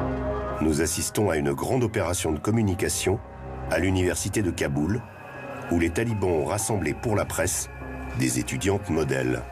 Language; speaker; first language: French; native; French